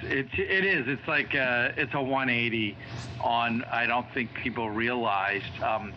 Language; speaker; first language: English; native; English